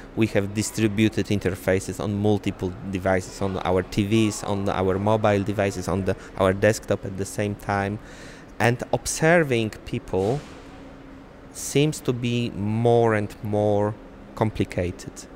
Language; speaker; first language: English; non-native, fluent; Polish